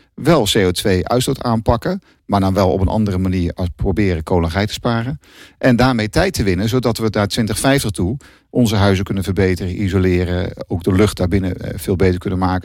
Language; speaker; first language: Dutch; native; Dutch